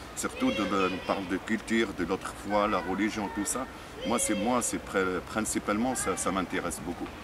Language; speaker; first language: French; non-native, local second language; Arabic